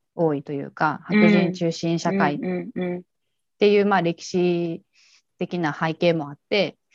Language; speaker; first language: Japanese; native; Japanese